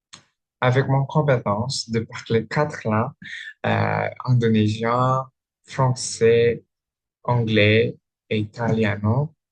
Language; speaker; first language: French; non-native, learner; Indonesian